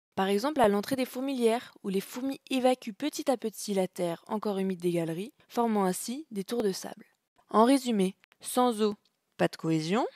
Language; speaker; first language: French; native; French